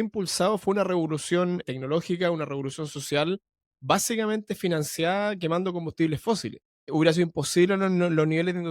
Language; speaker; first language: Spanish; native; Spanish